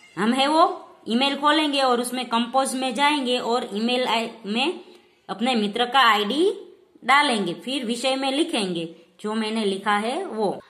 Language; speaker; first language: Hindi; non-native, local second language; Gujarati